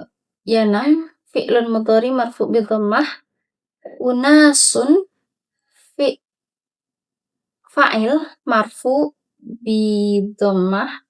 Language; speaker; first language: Arabic; non-native, learner; Indonesian